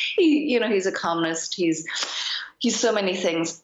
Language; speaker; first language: English; native; English